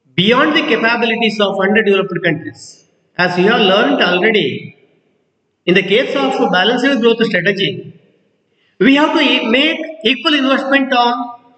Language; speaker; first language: English; non-native, local second language; Kannada